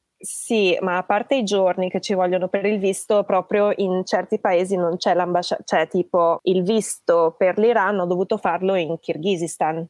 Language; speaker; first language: Italian; native; Italian